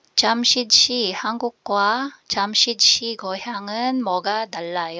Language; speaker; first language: Korean; non-native, fluent; Filipino